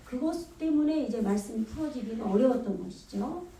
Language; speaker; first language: Korean; native; Korean